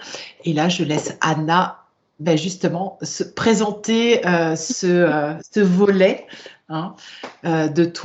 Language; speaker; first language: French; native; French